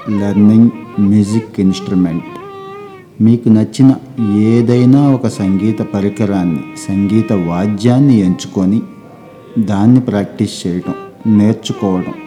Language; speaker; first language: Telugu; native; Telugu